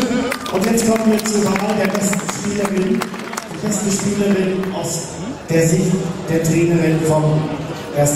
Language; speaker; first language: German; native; German